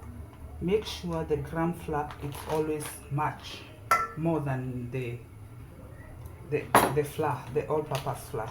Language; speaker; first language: English; non-native, local second language; Swahili